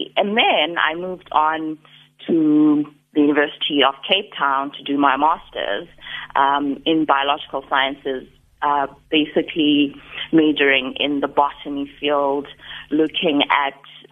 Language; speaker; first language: English; non-native, local second language; Xhosa